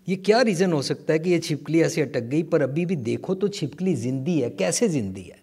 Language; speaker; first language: Hindi; non-native, local second language; Punjabi